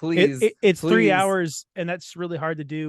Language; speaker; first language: English; native; English